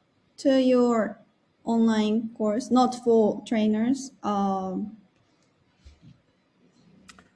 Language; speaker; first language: English; non-native, learner; Japanese